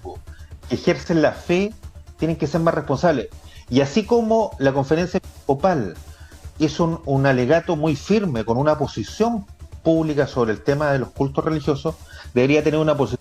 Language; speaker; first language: Spanish; native; Spanish